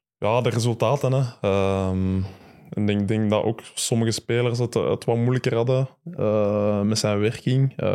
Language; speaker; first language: Dutch; early bilingual, other home language; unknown